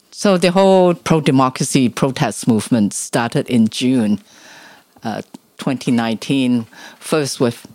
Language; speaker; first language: English; non-native, local second language; Cantonese